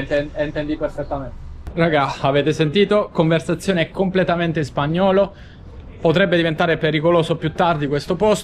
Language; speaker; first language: Italian; native; Italian